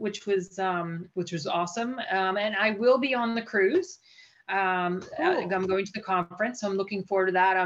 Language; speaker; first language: English; native; English